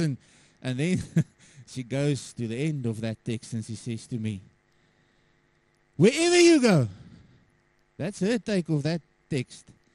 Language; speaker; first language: English; non-native, local second language; Afrikaans